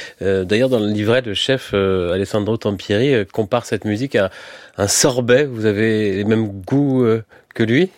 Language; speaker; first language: French; native; French